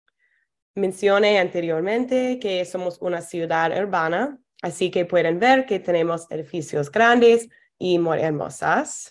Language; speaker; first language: Spanish; non-native, fluent; English